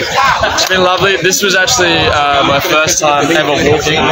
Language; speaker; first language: English; native; English